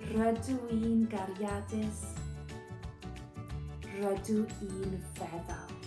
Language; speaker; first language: Welsh; non-native, local second language; English